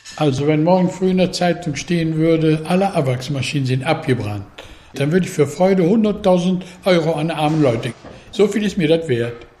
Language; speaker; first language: German; native; German